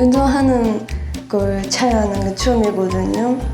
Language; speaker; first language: Korean; non-native, fluent; Japanese